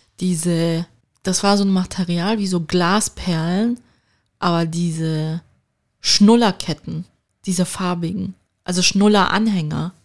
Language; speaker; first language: German; early bilingual, other home language; Turkish